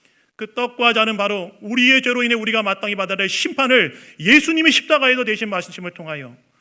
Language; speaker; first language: Korean; native; Korean